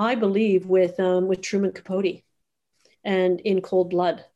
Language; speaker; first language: English; native; English